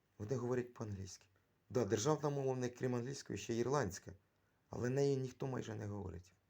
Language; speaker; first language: Ukrainian; native; Ukrainian